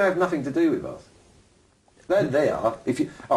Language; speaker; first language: English; native; English